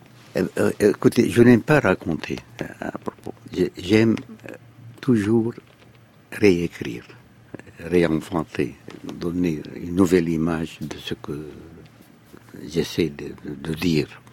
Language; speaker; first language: French; non-native, fluent; Arabic